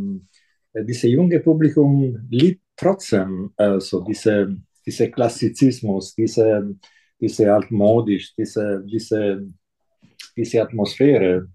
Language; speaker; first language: German; non-native, fluent; Italian